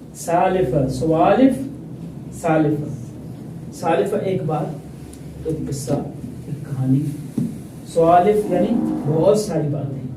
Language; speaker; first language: Urdu; native; Urdu